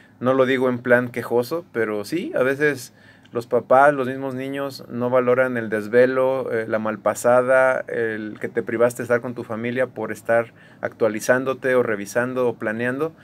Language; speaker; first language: Spanish; native; Spanish